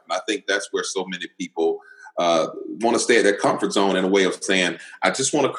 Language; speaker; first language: English; native; English